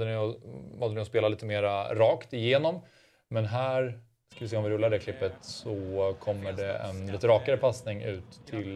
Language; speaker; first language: Swedish; native; Swedish